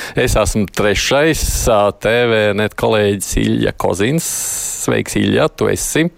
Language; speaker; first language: Latvian; native; Latvian